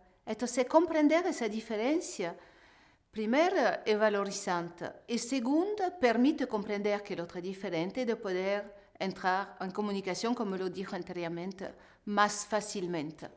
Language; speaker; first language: Spanish; non-native, fluent; French